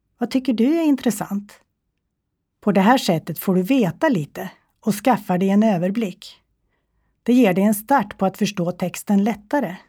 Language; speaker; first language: Swedish; native; Swedish